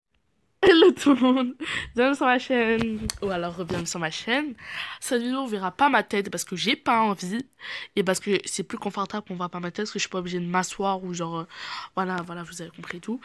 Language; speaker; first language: French; native; French